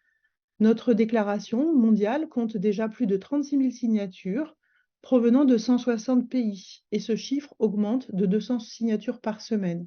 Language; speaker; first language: French; native; French